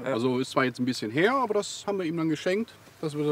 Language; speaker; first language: German; native; German